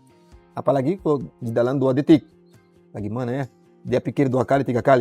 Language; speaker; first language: Indonesian; non-native, fluent; Portuguese